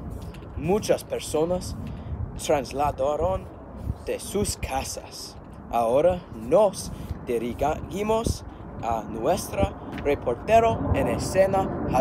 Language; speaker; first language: Spanish; non-native, learner; English